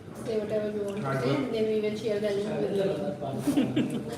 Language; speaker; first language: English; non-native, local second language; Filipino